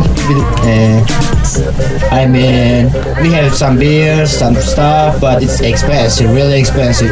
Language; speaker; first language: English; non-native, learner; Turkish